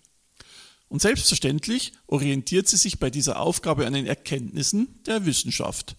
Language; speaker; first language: German; native; German